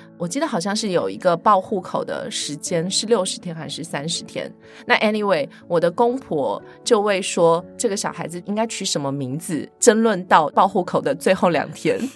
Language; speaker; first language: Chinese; native; Chinese